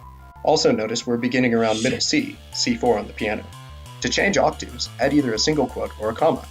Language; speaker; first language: English; native; English